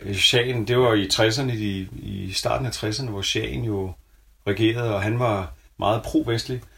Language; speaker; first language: Danish; native; Danish